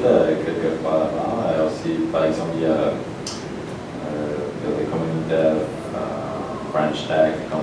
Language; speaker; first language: French; non-native, learner; Polish